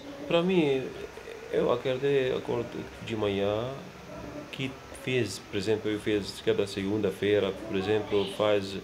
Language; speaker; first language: Portuguese; non-native, learner; Arabic